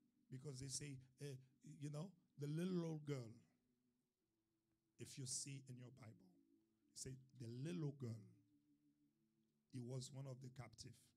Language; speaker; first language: English; non-native, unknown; Haitian Creole